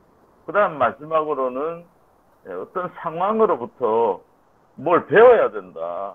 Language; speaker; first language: Korean; native; Korean